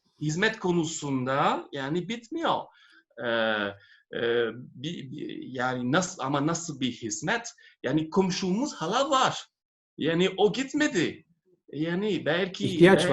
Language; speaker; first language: Turkish; non-native, fluent; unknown